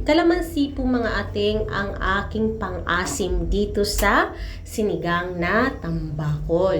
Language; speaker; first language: Filipino; non-native, local second language; Masbatenyo